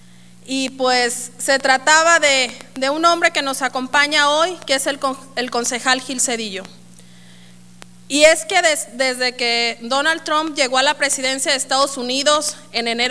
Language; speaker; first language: Spanish; native; Spanish